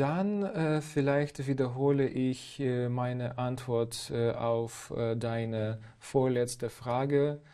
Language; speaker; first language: German; non-native, fluent; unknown